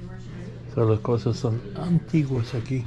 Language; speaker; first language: Spanish; non-native, fluent; English